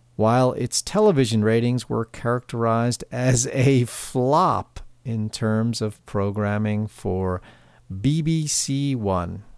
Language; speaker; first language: English; native; English